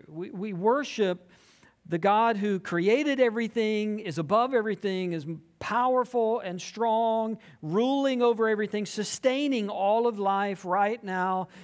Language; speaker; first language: English; native; English